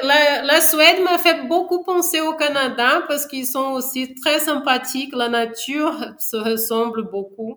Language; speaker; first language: French; non-native, fluent; Portuguese